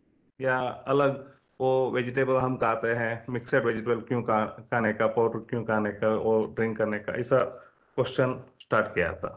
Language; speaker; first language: Hindi; non-native, local second language; Kannada